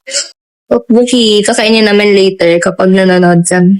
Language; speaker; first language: Filipino; native; Filipino